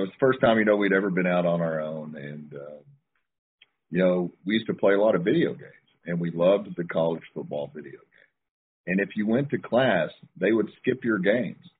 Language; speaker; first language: English; native; English